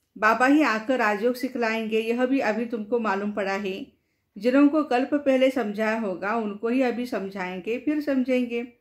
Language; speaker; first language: Hindi; non-native, local second language; Marathi